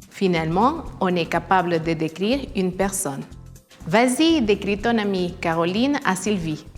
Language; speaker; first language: French; non-native, fluent; Spanish